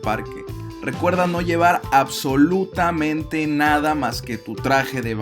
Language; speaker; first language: Spanish; native; Spanish